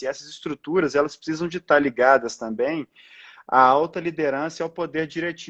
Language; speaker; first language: Portuguese; native; Portuguese